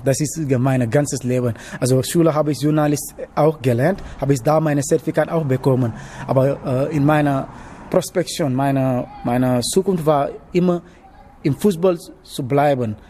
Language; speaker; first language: German; non-native, learner; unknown